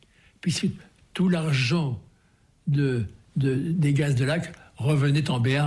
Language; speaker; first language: French; native; French